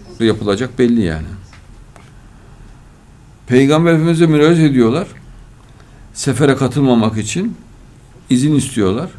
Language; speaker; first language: Turkish; native; Turkish